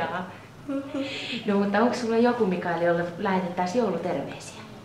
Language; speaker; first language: Finnish; native; Finnish